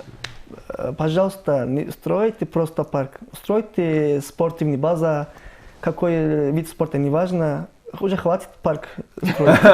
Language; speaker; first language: Russian; non-native, learner; Turkish